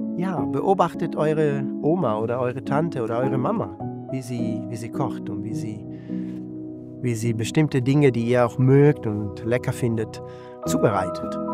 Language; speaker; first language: German; non-native, fluent; Italian